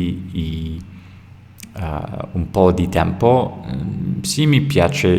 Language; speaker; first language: Italian; non-native, learner; English